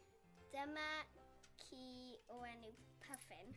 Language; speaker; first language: Welsh; non-native, local second language; English